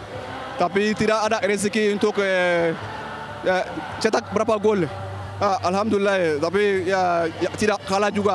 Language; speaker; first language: Indonesian; non-native, learner; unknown